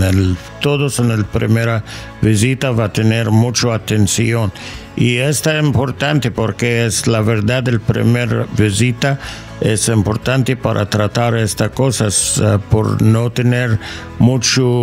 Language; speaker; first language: Spanish; non-native, learner; English